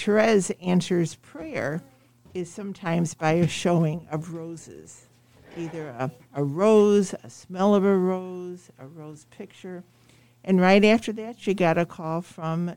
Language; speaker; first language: English; native; English